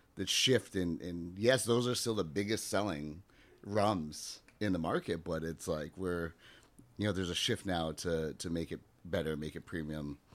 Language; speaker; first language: English; native; English